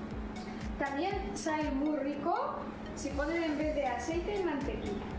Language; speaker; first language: Spanish; non-native, fluent; Russian